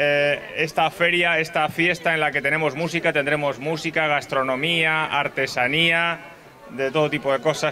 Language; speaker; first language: Spanish; native; Spanish